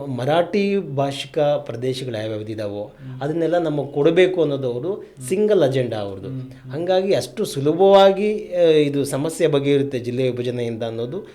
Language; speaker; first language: Kannada; native; Kannada